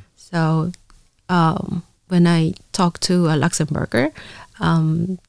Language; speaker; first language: English; non-native, fluent; Korean